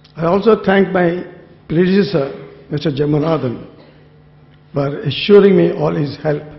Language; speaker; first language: English; non-native, local second language; Telugu